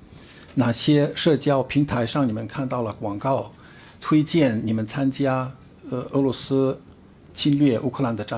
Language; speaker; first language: Chinese; non-native, fluent; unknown